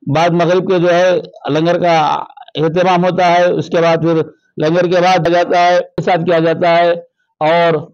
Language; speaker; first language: Urdu; native; Urdu